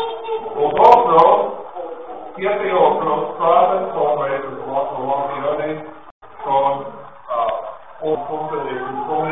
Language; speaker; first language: Spanish; non-native, learner; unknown